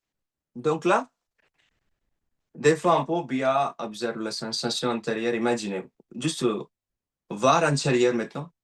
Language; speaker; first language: French; non-native, learner; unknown